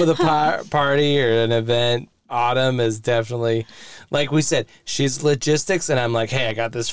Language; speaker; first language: English; native; English